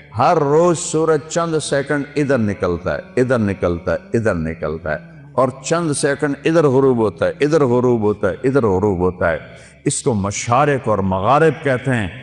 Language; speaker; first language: Urdu; non-native, local second language; Punjabi